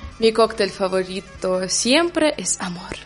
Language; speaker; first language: Spanish; non-native, learner; Ukrainian